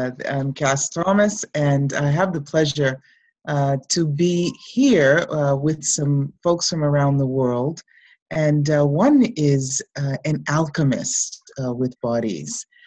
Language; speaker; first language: English; native; English